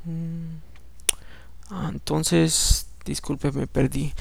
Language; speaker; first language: Spanish; early bilingual, heritage; Spanish